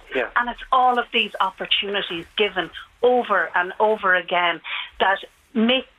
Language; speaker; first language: English; native; English